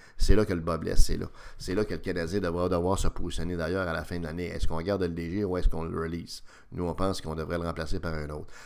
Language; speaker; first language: French; native; French